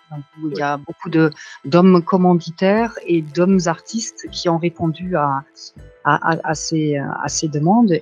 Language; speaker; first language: French; non-native, fluent; German